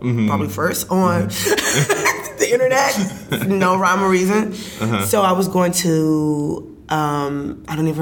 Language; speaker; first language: English; native; English